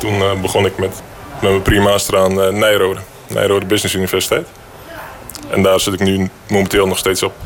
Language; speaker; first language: Dutch; early bilingual, other home language; Bosnian